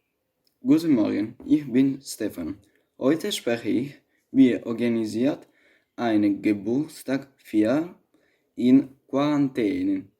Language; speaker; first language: German; non-native, learner; Italian